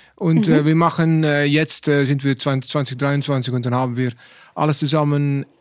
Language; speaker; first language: German; non-native, learner; Dutch